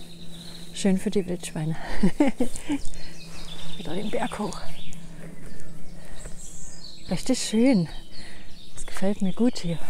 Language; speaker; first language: German; native; German